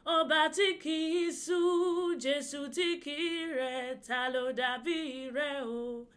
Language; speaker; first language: Dutch; early bilingual, other home language; Yoruba